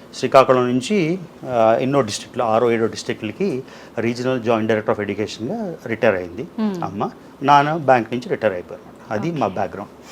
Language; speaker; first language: Telugu; native; Telugu